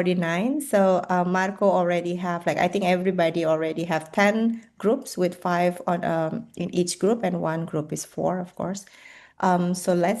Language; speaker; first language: English; non-native, fluent; Indonesian